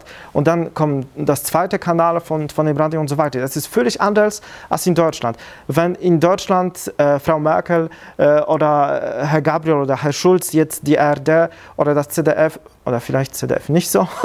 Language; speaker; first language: German; non-native, fluent; Polish